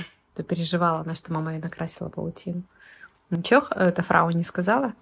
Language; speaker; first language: Russian; native; Russian